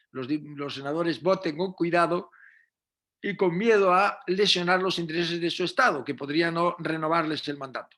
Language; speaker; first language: Spanish; native; Spanish